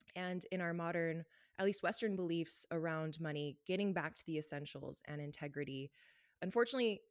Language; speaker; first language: English; native; English